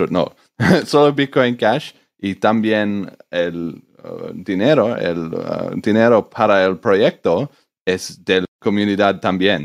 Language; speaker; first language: Spanish; non-native, learner; English